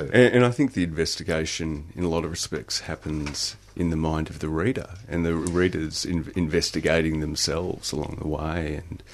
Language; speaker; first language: English; native; English